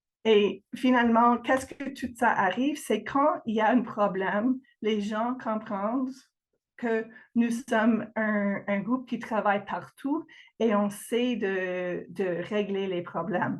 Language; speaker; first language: French; non-native, fluent; English